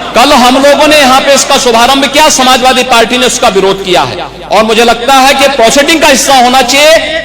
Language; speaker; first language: Hindi; native; Hindi